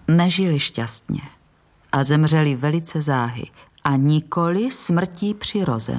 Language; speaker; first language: Czech; native; Czech